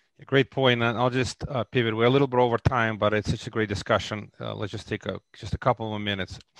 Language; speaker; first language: English; non-native, fluent; Russian